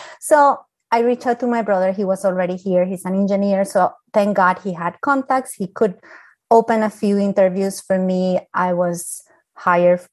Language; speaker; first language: English; non-native, fluent; Spanish